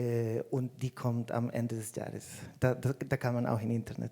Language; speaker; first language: German; non-native, fluent; Spanish